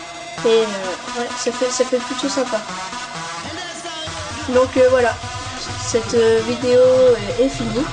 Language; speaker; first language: French; native; French